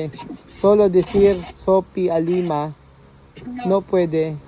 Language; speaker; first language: Spanish; non-native, learner; Filipino